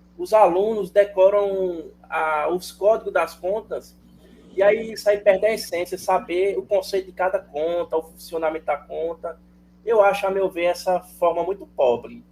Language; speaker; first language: Portuguese; native; Portuguese